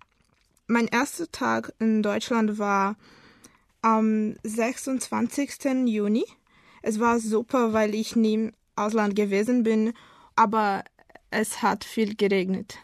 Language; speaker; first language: German; non-native, learner; Portuguese